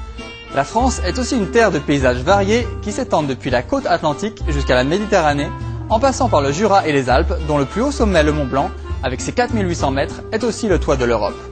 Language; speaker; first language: French; native; French